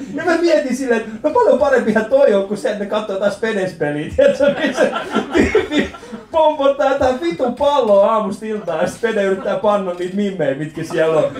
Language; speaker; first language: Finnish; early bilingual, other home language; Persian